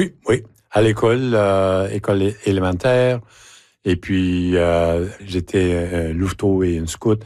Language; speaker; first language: French; non-native, local second language; English